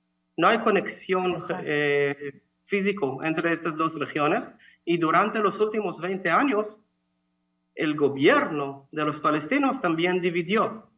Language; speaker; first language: Spanish; non-native, fluent; Hebrew